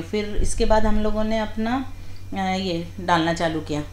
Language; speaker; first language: Hindi; native; Hindi